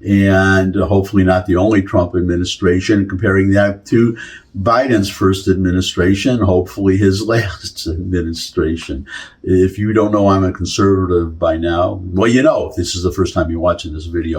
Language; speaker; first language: English; native; English